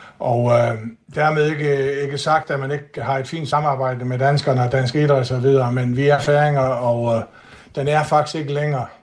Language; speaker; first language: Danish; non-native, local second language; Faroese